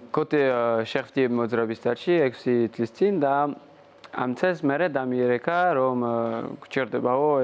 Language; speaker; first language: Georgian; non-native, fluent; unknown